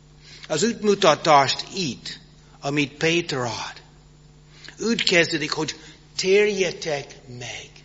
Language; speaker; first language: Hungarian; non-native, fluent; English